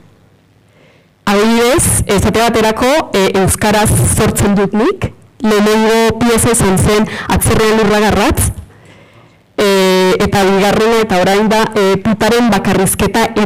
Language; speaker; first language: Basque; non-native, fluent; Spanish